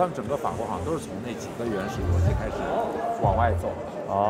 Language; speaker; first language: Chinese; native; Chinese